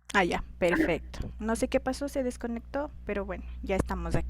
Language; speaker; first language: Spanish; native; Spanish